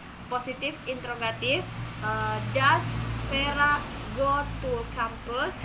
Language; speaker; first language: English; non-native, learner; Indonesian